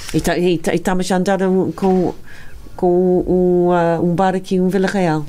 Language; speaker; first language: Portuguese; non-native, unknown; English